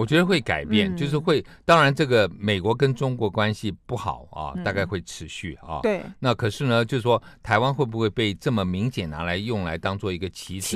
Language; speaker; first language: Chinese; native; Chinese